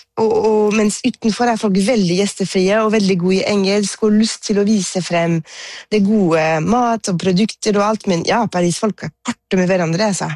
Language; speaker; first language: Norwegian; non-native, fluent; French